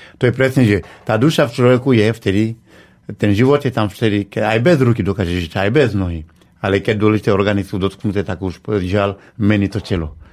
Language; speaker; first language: Slovak; non-native, fluent; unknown